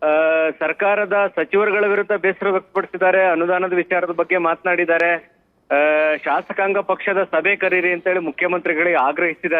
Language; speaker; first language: Kannada; native; Kannada